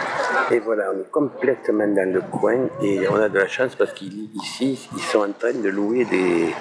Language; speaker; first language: French; native; French